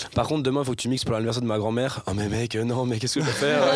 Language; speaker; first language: French; native; French